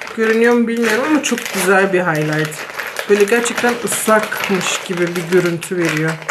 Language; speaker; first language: Turkish; early bilingual, heritage; Turkish